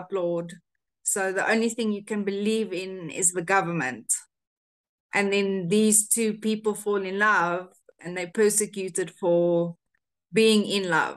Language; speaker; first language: English; non-native, local second language; Afrikaans